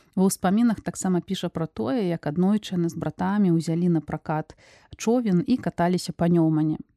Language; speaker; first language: Belarusian; non-native, local second language; Russian